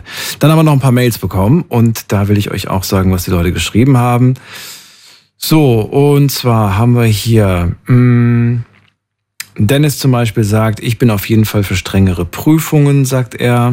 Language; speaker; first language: German; native; German